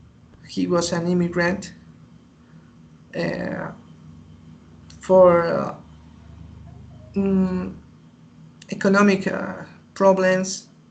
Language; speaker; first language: English; non-native, learner; Spanish